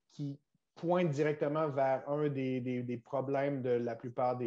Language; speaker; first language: French; native; French